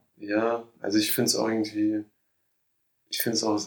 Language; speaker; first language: German; native; German